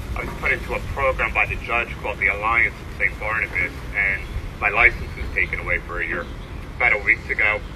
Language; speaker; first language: English; native; English